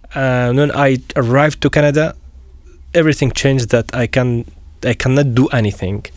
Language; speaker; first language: English; non-native, fluent; Arabic